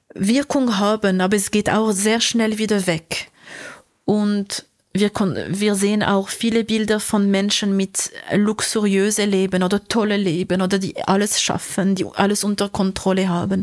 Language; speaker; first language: German; non-native, local second language; French